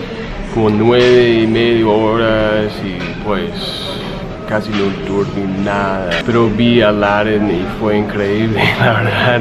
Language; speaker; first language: Spanish; non-native, fluent; English